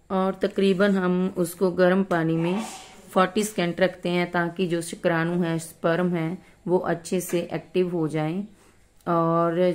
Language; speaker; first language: Hindi; non-native, local second language; Punjabi